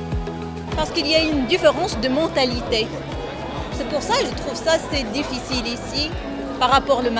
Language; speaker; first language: French; non-native, fluent; Arabic